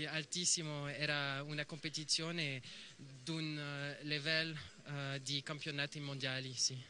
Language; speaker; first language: Italian; non-native, learner; French